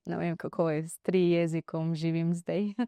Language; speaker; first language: Slovenian; non-native, learner; Divehi